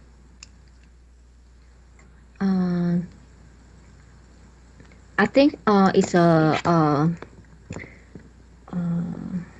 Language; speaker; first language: English; non-native, learner; Chinese